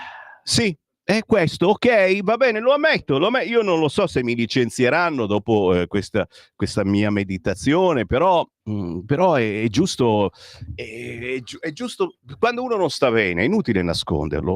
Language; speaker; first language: Italian; native; Italian